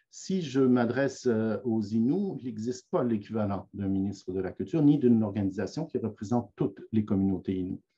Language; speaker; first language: French; native; French